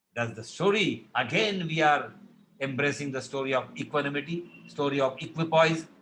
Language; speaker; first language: English; non-native, local second language; Marathi